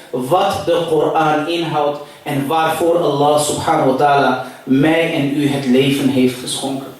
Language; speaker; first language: Dutch; early bilingual, other home language; Urdu